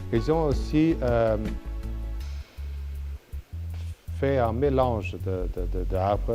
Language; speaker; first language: French; non-native, fluent; Portuguese